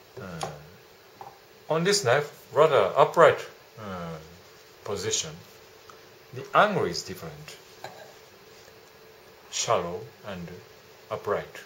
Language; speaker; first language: English; non-native, learner; Japanese